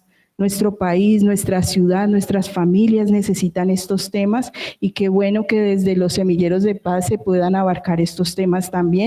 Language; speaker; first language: Spanish; native; Spanish